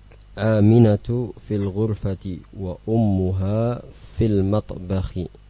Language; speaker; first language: Arabic; non-native, fluent; Indonesian